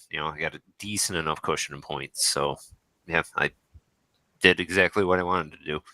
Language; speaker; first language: English; native; English